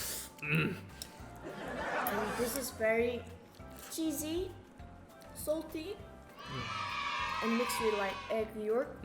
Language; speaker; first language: English; non-native, fluent; Korean